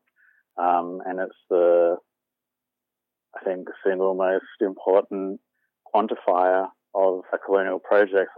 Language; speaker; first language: English; native; English